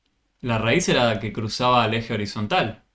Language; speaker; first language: Spanish; native; Spanish